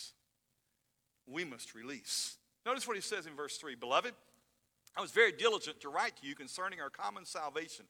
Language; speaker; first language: English; native; English